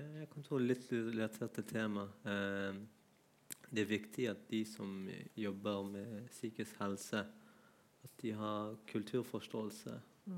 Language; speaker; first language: Norwegian; non-native, fluent; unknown